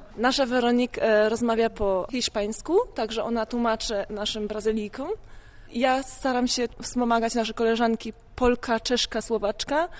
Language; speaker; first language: Polish; native; Polish